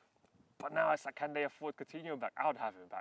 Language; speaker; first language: English; early bilingual, other home language; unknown